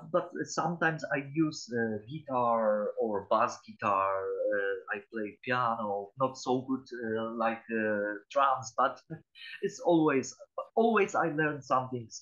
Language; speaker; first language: English; non-native, learner; Polish